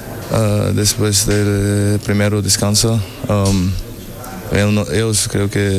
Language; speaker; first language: Spanish; non-native, learner; German